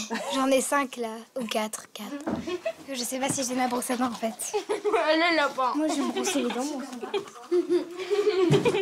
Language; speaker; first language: French; native; French